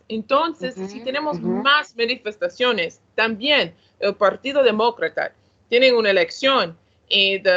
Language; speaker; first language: Spanish; non-native, learner; English